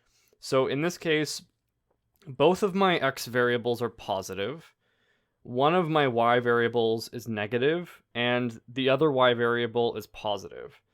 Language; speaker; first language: English; native; English